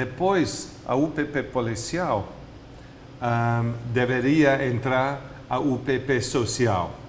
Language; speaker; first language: Portuguese; non-native, fluent; English